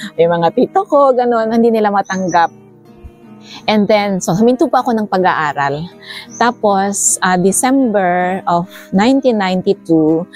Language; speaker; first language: Filipino; non-native, local second language; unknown